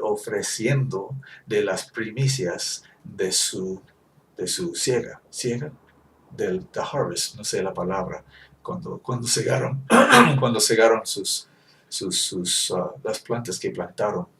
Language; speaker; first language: Spanish; non-native, fluent; English